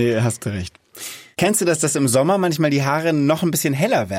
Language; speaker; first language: German; native; German